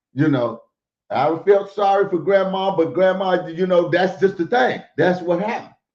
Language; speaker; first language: English; native; English